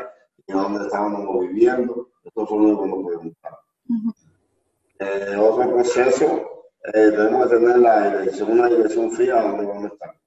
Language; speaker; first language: Spanish; native; Spanish